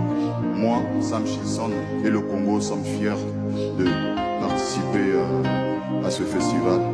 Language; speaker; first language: French; non-native, local second language; Kongo